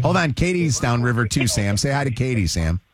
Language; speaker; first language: English; native; English